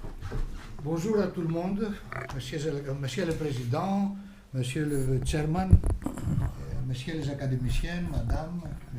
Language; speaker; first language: French; non-native, fluent; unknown